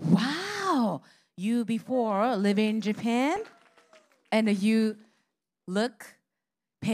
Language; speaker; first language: English; non-native, learner; Japanese